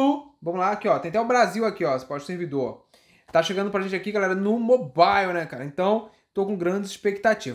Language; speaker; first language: Portuguese; native; Portuguese